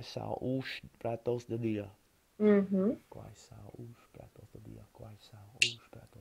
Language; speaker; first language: Portuguese; non-native, learner; English